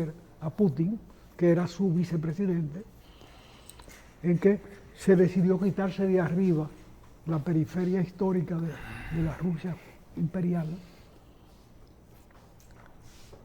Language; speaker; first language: Spanish; native; Spanish